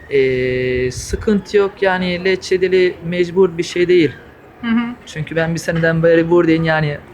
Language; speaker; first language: Turkish; early bilingual, heritage; Turkish